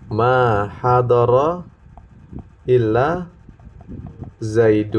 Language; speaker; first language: Arabic; non-native, fluent; Indonesian